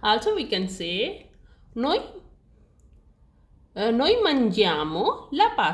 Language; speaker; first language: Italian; non-native, learner; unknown